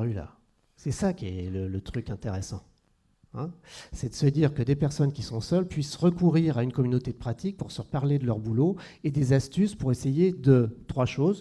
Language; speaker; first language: French; native; French